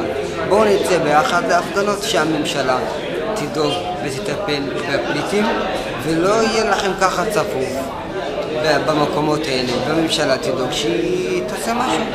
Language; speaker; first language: Hebrew; non-native, fluent; Tigrinya